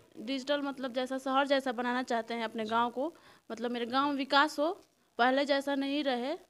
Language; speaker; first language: Hindi; native; Hindi